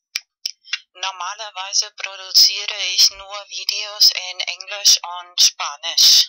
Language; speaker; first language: German; non-native, fluent; Spanish